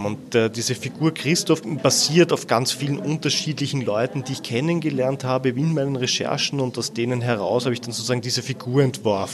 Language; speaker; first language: German; native; German